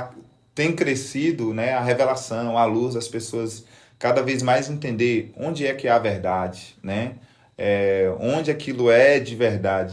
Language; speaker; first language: Portuguese; native; Portuguese